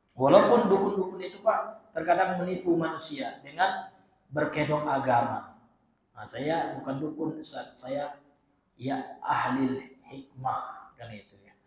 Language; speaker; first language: Indonesian; non-native, local second language; Minangkabau